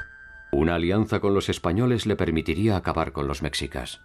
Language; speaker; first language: Spanish; native; Spanish